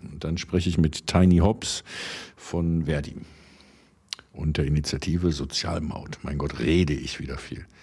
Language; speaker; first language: German; native; German